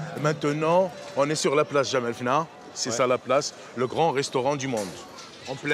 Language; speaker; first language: French; non-native, local second language; Arabic